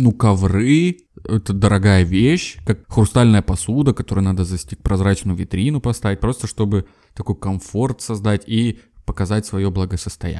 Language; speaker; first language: Russian; native; Russian